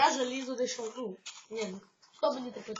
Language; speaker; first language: Ukrainian; native; Ukrainian